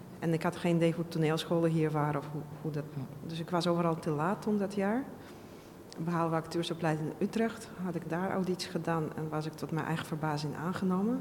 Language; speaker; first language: Dutch; non-native, fluent; Russian